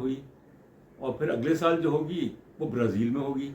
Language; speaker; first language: Urdu; native; Urdu